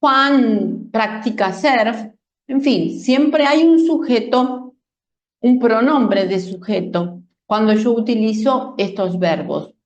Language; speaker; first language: Spanish; non-native, fluent; Portuguese